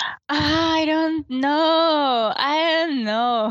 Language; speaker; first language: English; non-native, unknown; Japanese